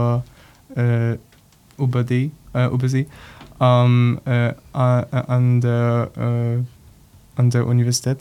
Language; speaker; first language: German; non-native, learner; Polish